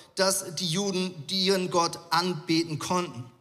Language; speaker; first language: German; native; German